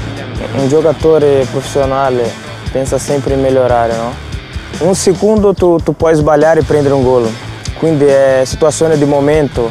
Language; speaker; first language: Italian; non-native, fluent; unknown